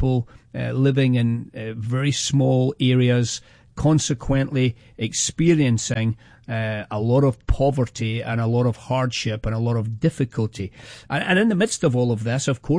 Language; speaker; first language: English; native; English